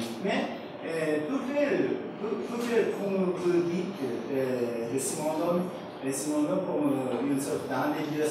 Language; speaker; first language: French; non-native, learner; Japanese